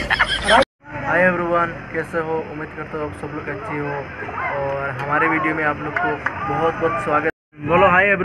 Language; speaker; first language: Hindi; non-native, local second language; Bangla